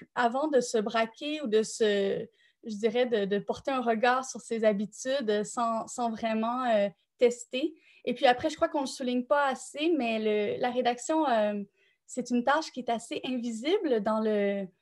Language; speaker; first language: French; native; French